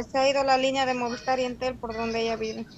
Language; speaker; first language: Spanish; native; Spanish